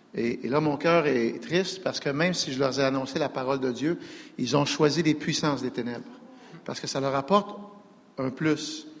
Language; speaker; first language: French; native; French